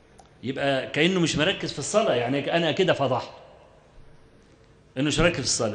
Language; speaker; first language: Arabic; native; Arabic